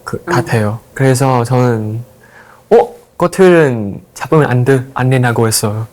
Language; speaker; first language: Korean; non-native, learner; Thai